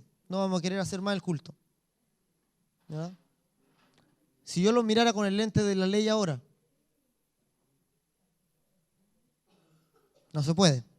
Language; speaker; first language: Spanish; native; Spanish